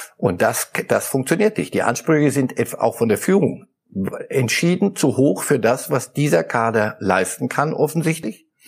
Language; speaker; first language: German; early bilingual, other home language; Polish